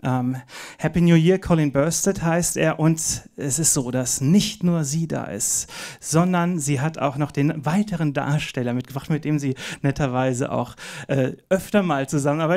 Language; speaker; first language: German; native; German